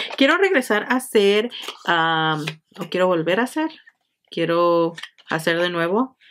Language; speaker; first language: Spanish; early bilingual, heritage; Spanish